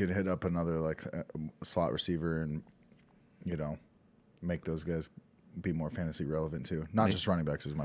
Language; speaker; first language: English; native; English